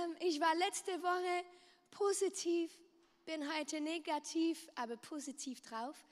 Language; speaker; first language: German; non-native, local second language; French